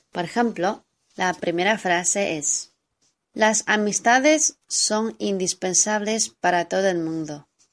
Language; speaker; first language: Spanish; non-native, fluent; Chinese